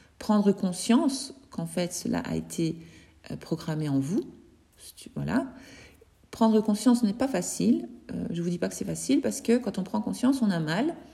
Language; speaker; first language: French; native; French